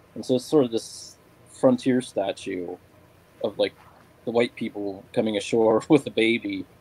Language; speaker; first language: English; native; English